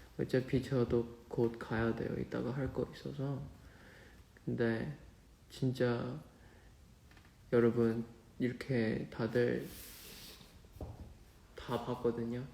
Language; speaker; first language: Korean; non-native, fluent; Chinese